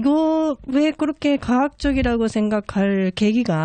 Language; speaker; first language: Korean; non-native, fluent; Japanese